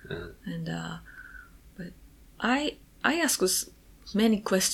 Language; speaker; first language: English; non-native, learner; Japanese